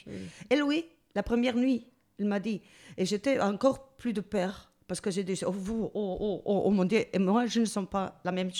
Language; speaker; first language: French; non-native, learner; Spanish